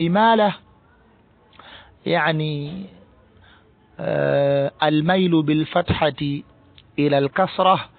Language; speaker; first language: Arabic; non-native, fluent; Swahili